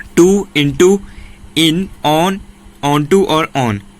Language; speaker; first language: English; non-native, local second language; Punjabi